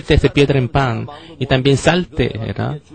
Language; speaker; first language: Spanish; non-native, fluent; Korean